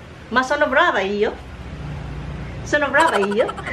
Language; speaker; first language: Italian; non-native, fluent; Filipino